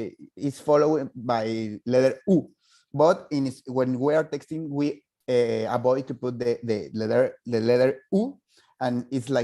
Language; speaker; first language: English; non-native, fluent; Spanish